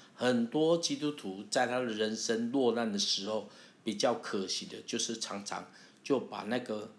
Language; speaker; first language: Chinese; native; Chinese